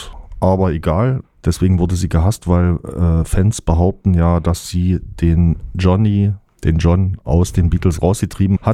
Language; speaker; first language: German; native; German